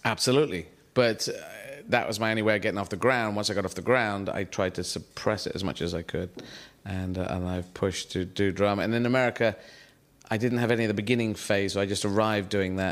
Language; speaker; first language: English; native; English